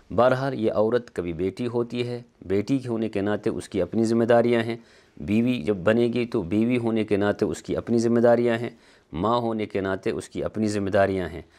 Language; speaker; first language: Urdu; native; Urdu